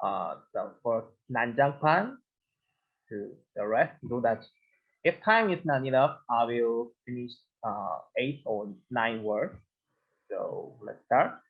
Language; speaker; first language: English; non-native, learner; Korean